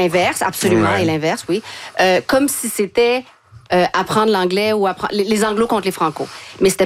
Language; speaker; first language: French; native; French